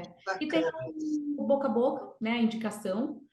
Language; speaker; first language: Portuguese; native; Portuguese